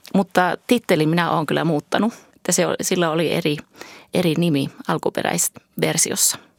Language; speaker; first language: Finnish; early bilingual, heritage; Finnish